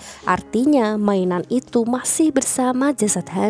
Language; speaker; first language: Indonesian; native; Indonesian